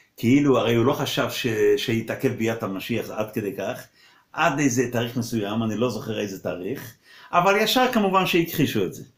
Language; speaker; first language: Hebrew; non-native, local second language; Yiddish